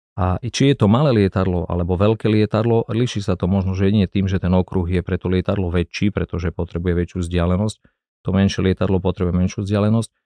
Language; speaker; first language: Slovak; native; Slovak